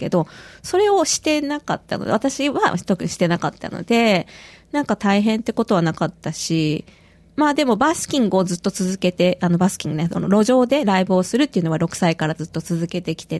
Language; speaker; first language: Japanese; native; Japanese